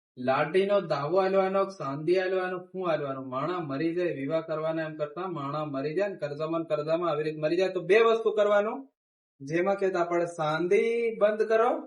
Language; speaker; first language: Gujarati; non-native, local second language; Bhili